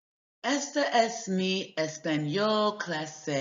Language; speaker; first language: Spanish; non-native, learner; English